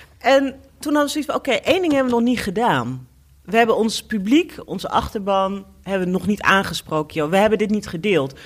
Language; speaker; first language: Dutch; native; Dutch